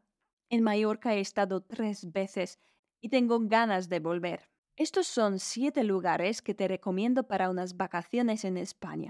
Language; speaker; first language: Spanish; non-native, fluent; Polish